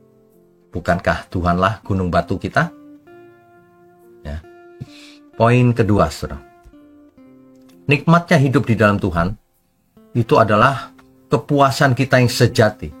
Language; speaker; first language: Indonesian; native; Indonesian